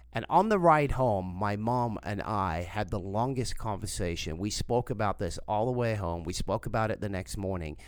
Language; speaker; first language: English; native; English